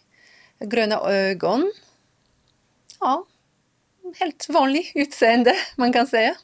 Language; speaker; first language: Swedish; non-native, local second language; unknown